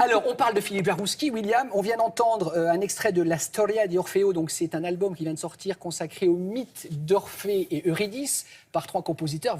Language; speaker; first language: French; native; French